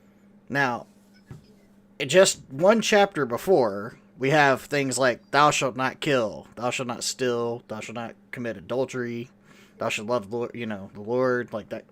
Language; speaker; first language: English; native; English